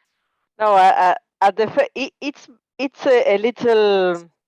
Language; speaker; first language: English; non-native, learner; Spanish